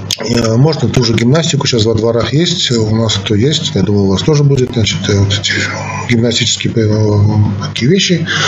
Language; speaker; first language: Russian; non-native, local second language; Armenian